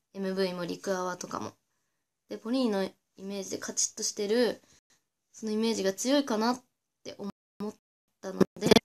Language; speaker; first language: Japanese; native; Japanese